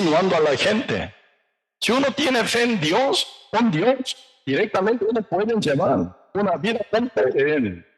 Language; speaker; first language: Spanish; non-native, learner; Korean